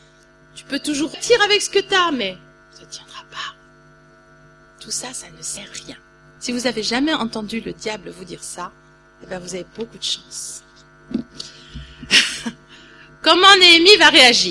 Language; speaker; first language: French; native; French